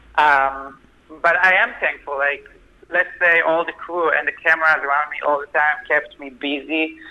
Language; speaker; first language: English; non-native, fluent; Hebrew